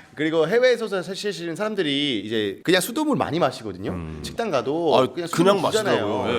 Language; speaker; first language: Korean; non-native, fluent; French